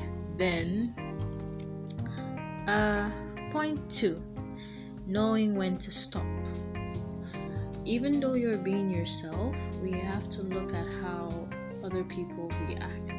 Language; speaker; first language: English; non-native, local second language; Yoruba